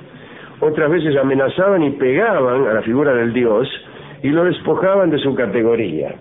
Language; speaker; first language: Spanish; native; Spanish